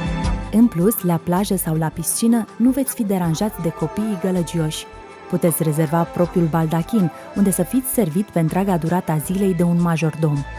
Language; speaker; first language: Romanian; native; Romanian